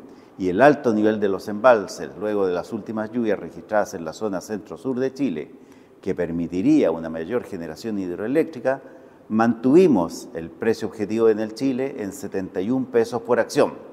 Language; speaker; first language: Spanish; native; Spanish